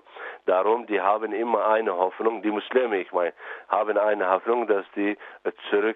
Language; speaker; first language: German; non-native, learner; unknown